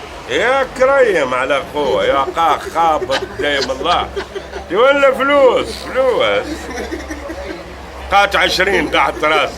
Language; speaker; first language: Arabic; native; Arabic